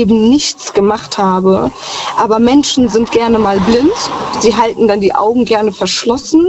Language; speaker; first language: German; native; German